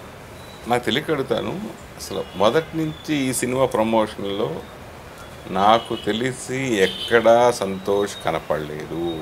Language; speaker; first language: Telugu; native; Telugu